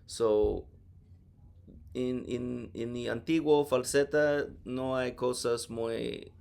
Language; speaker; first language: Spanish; non-native, learner; English